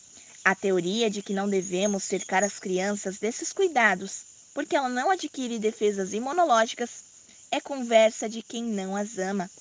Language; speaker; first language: Portuguese; native; Portuguese